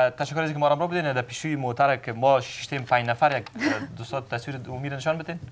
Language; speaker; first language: Persian; native; Persian